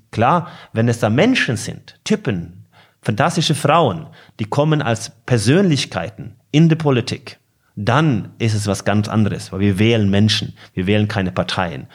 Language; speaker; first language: German; non-native, fluent; Norwegian